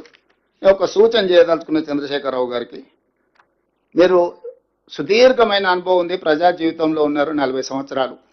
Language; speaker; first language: Telugu; native; Telugu